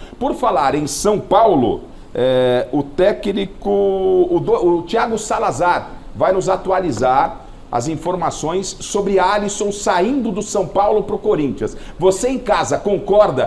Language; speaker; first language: Portuguese; native; Portuguese